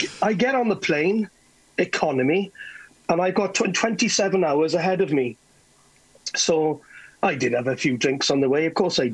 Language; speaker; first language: English; native; English